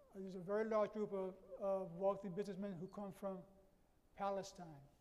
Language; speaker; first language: English; native; English